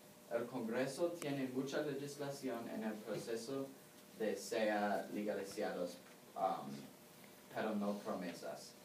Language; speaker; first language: Spanish; non-native, learner; English